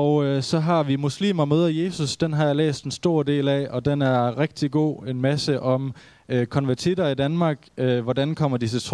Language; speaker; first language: Danish; native; Danish